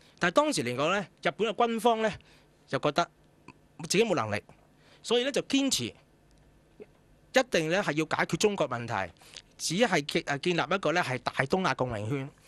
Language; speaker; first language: Cantonese; native; Cantonese